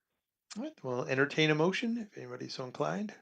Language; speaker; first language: English; native; English